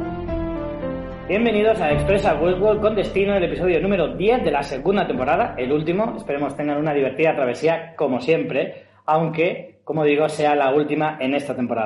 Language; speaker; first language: Spanish; native; Spanish